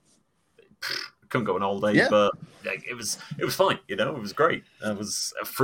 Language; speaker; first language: English; native; English